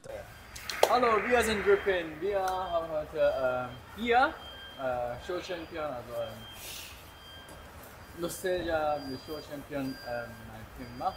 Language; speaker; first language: German; early bilingual, heritage; German